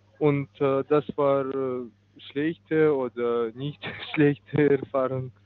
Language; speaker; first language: German; non-native, learner; Russian